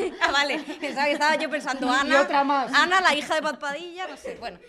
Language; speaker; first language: Spanish; native; Spanish